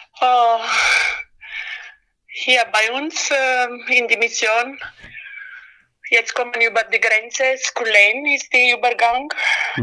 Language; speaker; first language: German; non-native, learner; Romanian